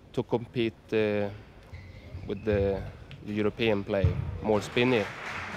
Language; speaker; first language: English; non-native, fluent; Swedish